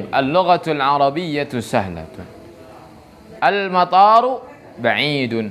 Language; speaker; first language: Arabic; non-native, fluent; Indonesian